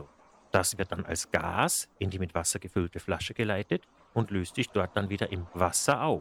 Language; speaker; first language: German; native; German